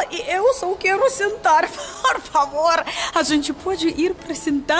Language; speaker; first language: Portuguese; non-native, learner; Russian